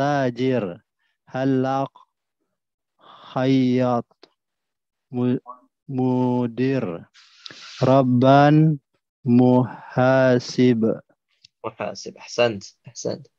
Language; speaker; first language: Arabic; non-native, learner; Indonesian